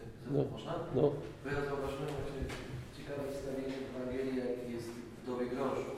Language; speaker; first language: Polish; native; Polish